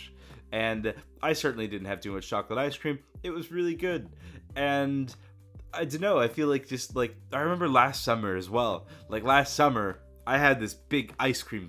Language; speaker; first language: English; native; English